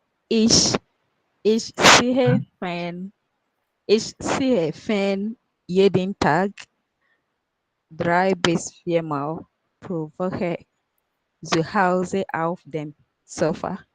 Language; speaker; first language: German; non-native, learner; Akan